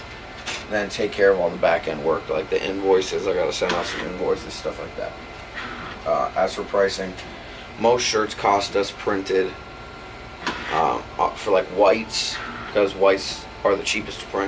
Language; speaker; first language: English; native; English